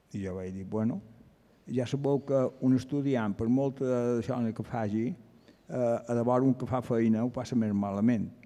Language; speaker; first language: Catalan; native; Catalan